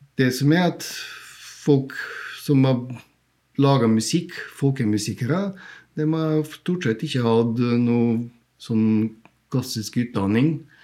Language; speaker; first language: Norwegian; non-native, fluent; Bulgarian